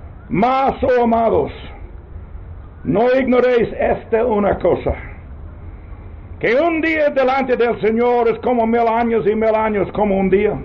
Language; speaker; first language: Spanish; non-native, learner; English